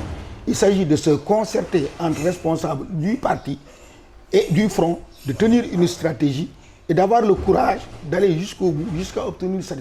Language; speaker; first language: French; non-native, local second language; Wolof